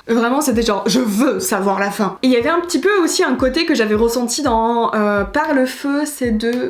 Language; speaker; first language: French; native; French